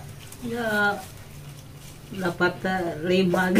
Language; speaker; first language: Indonesian; non-native, local second language; Sundanese